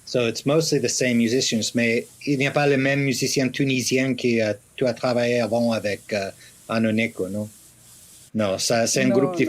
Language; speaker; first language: French; non-native, learner; English